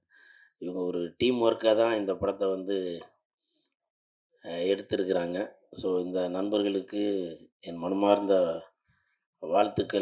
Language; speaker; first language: Tamil; native; Tamil